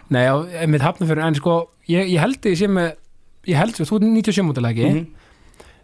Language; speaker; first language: Icelandic; native; Icelandic